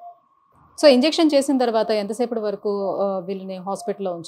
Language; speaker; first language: Telugu; native; Telugu